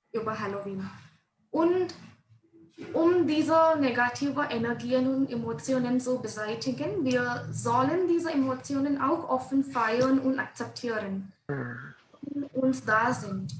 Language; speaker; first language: German; non-native, learner; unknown